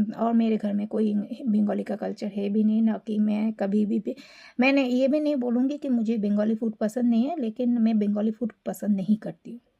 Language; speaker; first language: Hindi; non-native, local second language; Bangla